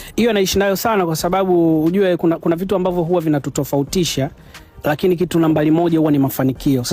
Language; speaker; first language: Swahili; native; Swahili